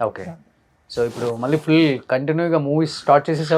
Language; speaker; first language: Telugu; native; Telugu